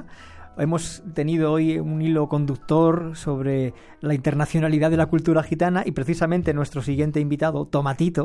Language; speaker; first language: Spanish; native; Spanish